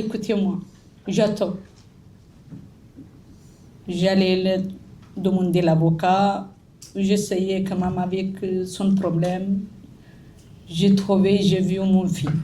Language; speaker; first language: French; non-native, learner; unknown